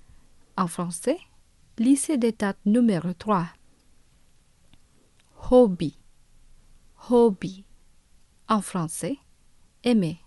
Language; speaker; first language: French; non-native, fluent; Indonesian